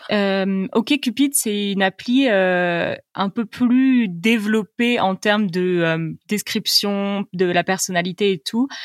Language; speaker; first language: French; native; French